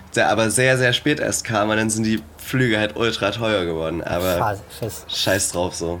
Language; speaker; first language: German; native; German